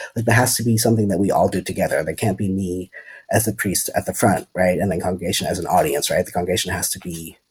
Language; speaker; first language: English; non-native, fluent; Dutch